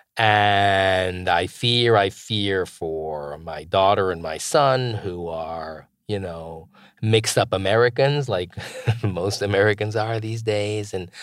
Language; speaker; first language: English; non-native, fluent; Spanish